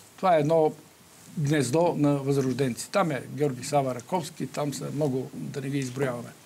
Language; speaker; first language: Bulgarian; native; Bulgarian